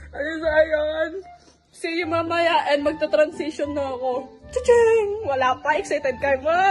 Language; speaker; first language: Filipino; non-native, local second language; Iloko